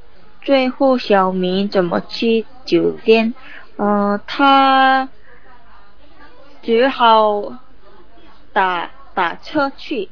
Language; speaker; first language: Chinese; non-native, learner; Korean